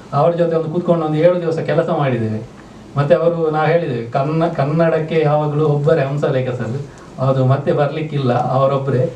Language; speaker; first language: Kannada; non-native, local second language; Tulu